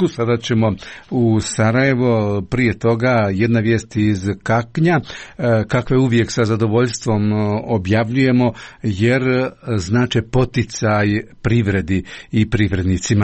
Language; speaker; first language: Croatian; native; Croatian